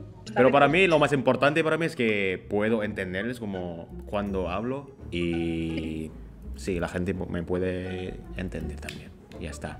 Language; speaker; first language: Spanish; non-native, fluent; Indonesian